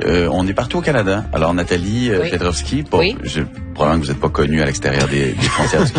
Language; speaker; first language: French; native; French